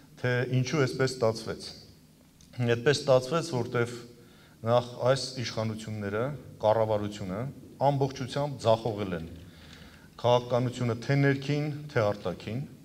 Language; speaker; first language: Armenian; native; Armenian